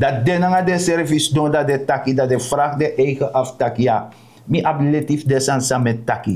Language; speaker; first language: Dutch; non-native, local second language; Sranan Tongo